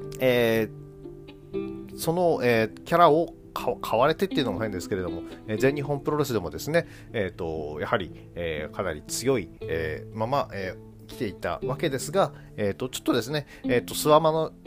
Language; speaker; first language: Japanese; native; Japanese